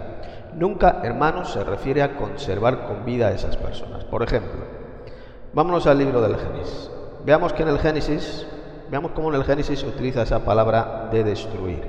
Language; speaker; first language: Spanish; native; Spanish